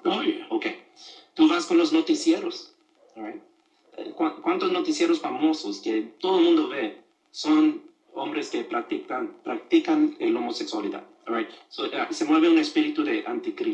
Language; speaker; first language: Spanish; early bilingual, other home language; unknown